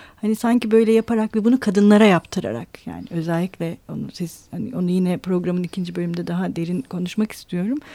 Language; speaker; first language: Turkish; native; Turkish